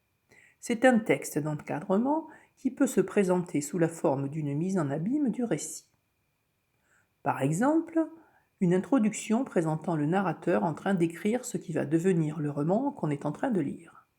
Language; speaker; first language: French; native; French